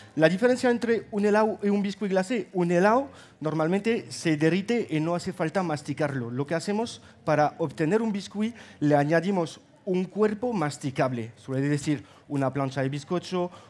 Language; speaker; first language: Spanish; non-native, fluent; French